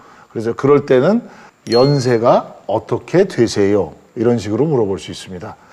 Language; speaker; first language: Korean; native; Korean